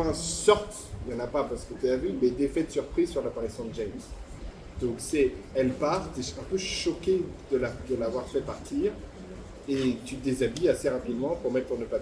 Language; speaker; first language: French; native; French